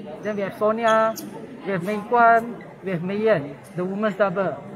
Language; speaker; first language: English; non-native, local second language; Chinese